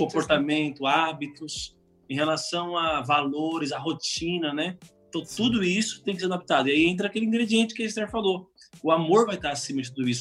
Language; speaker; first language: Portuguese; native; Portuguese